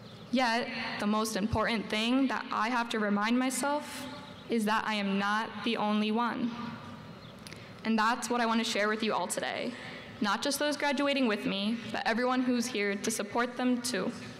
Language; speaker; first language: English; early bilingual, other home language; Spanish